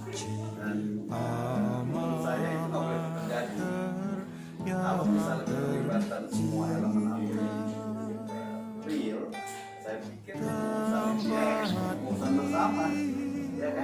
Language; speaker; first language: Indonesian; native; Indonesian